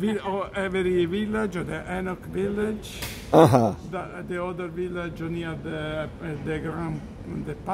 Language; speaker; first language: English; non-native, learner; Italian